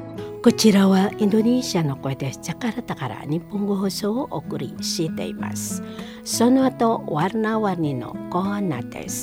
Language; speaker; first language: Japanese; non-native, fluent; Indonesian